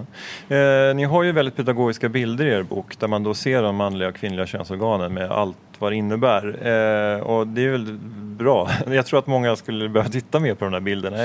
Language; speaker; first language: Swedish; native; Swedish